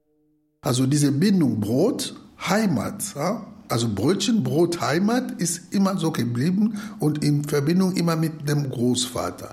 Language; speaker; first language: German; non-native, fluent; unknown